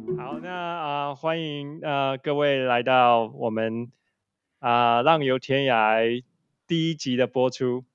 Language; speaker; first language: Chinese; native; Chinese